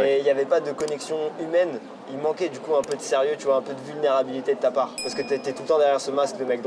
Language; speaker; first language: French; native; French